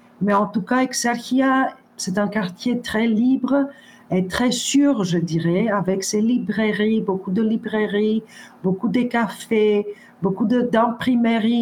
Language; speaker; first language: French; non-native, fluent; Greek